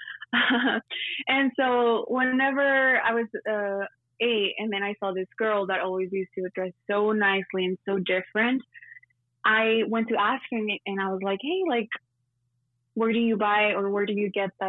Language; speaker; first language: English; non-native, fluent; Spanish